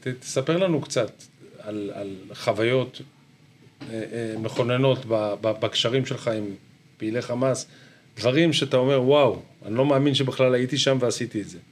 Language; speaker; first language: Hebrew; native; Hebrew